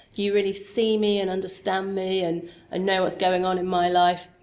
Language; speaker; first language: English; native; English